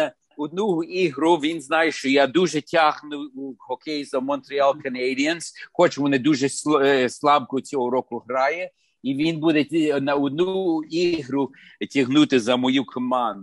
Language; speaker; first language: Ukrainian; early bilingual, heritage; Ukrainian